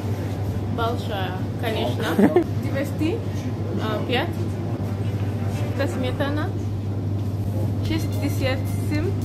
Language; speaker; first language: Russian; non-native, learner; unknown